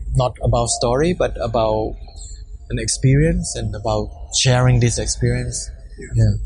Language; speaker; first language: English; non-native, fluent; Thai